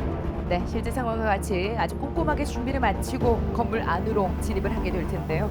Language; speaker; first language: Korean; native; Korean